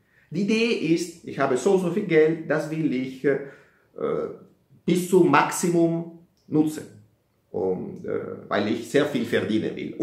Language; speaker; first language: German; non-native, fluent; Italian